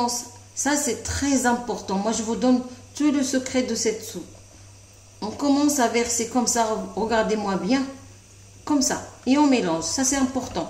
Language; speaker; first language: French; non-native, local second language; Arabic